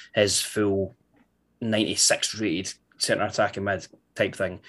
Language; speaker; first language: English; native; English